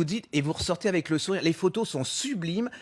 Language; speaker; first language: French; native; French